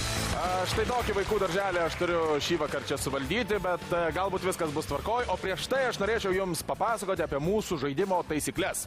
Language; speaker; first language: Lithuanian; native; Lithuanian